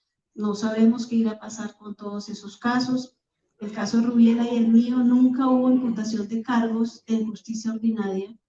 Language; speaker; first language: Spanish; native; Spanish